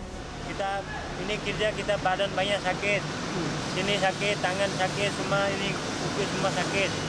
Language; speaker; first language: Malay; non-native, learner; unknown